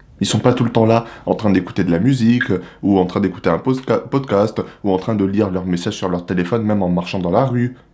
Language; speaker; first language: French; native; French